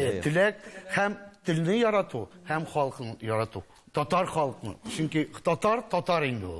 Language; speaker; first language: Tatar; non-native, local second language; Russian